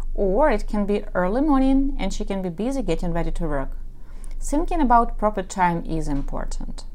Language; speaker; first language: English; non-native, fluent; Russian